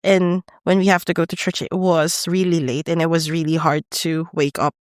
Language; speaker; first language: English; non-native, local second language; Filipino